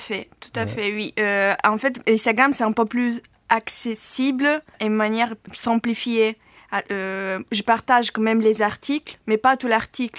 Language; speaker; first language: French; non-native, fluent; Italian